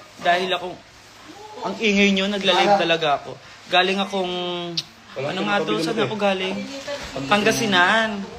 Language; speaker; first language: Filipino; native; Filipino